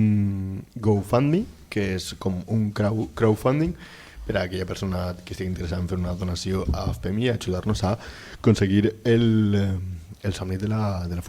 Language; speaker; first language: Catalan; native; Catalan